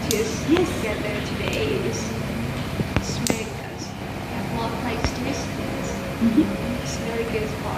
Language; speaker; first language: English; non-native, learner; Thai